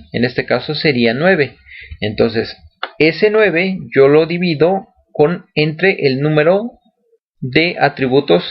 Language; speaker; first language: Spanish; native; Spanish